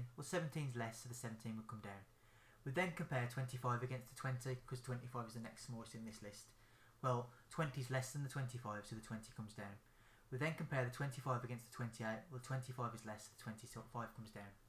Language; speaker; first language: English; native; English